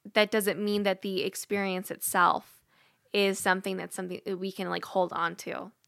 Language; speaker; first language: English; native; English